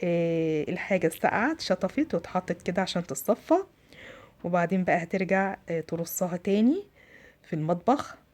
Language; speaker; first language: Arabic; native; Arabic